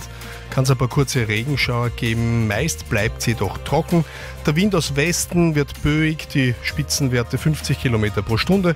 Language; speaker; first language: German; native; German